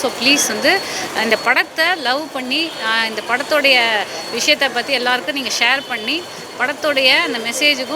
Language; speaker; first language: Tamil; native; Tamil